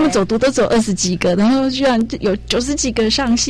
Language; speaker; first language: Chinese; native; Chinese